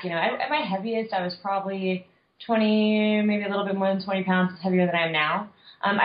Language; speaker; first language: English; native; English